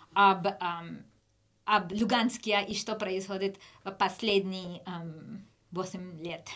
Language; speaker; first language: Russian; non-native, learner; English